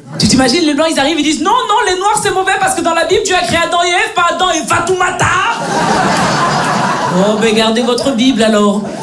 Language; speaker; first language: French; native; French